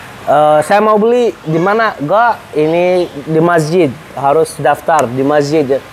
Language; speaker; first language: Indonesian; non-native, learner; Arabic